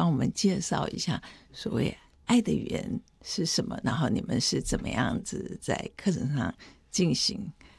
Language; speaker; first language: Chinese; native; Chinese